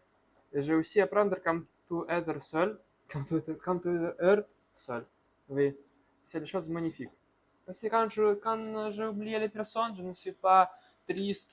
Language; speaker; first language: French; non-native, learner; Russian